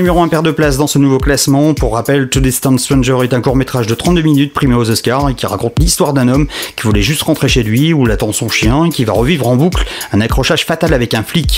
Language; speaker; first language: French; native; French